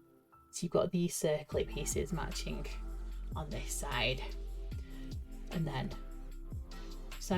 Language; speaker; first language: English; native; English